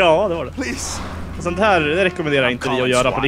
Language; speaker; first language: Swedish; native; Swedish